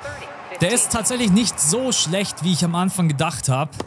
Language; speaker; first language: German; native; German